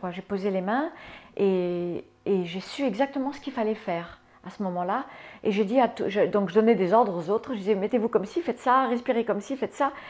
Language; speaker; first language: French; early bilingual, other home language; English